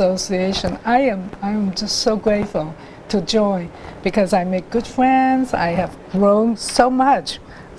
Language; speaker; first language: English; non-native, local second language; Cantonese